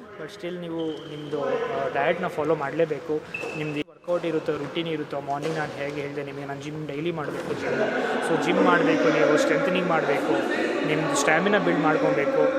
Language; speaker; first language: Kannada; non-native, local second language; Hindi